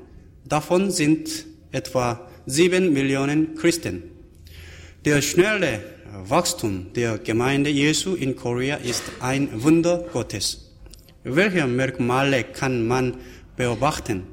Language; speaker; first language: German; non-native, fluent; Korean